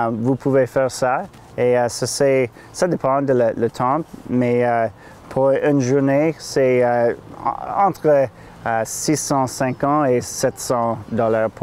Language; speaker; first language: French; non-native, learner; English